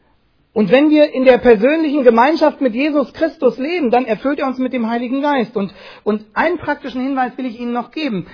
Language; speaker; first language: German; native; German